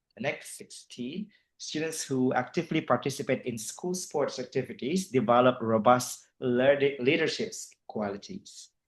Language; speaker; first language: English; non-native, fluent; Indonesian